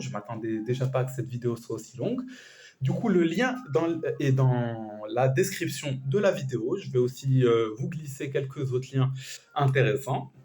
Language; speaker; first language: French; native; French